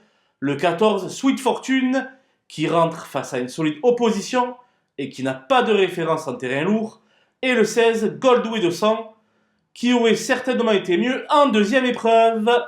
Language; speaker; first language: French; native; French